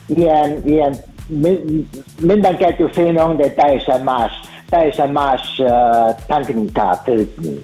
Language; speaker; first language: Hungarian; non-native, learner; Chinese